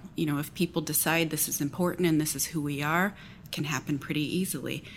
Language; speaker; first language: English; native; English